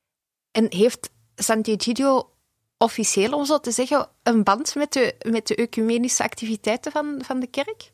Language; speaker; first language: Dutch; native; Dutch